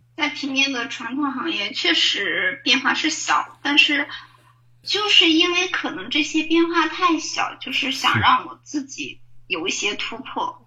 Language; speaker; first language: Chinese; native; Chinese